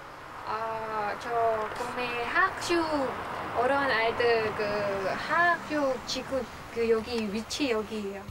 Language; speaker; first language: Korean; non-native, learner; Khmer